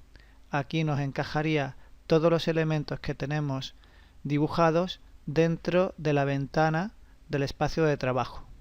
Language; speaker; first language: Spanish; native; Spanish